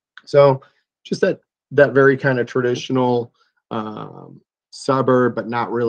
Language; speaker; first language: English; native; English